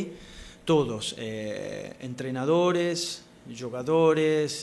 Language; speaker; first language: Spanish; non-native, fluent; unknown